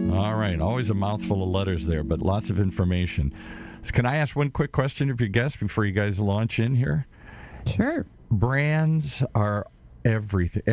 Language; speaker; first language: English; native; English